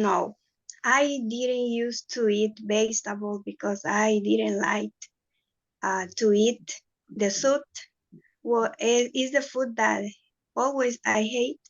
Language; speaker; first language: English; non-native, learner; Spanish